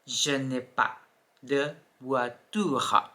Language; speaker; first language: French; non-native, fluent; Thai